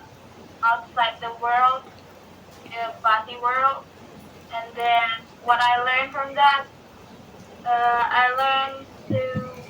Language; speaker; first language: English; non-native, learner; Indonesian